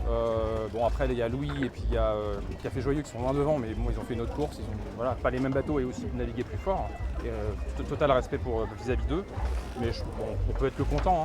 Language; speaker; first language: French; native; French